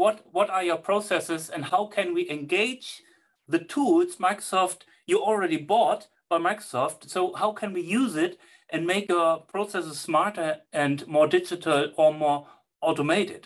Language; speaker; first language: English; non-native, fluent; German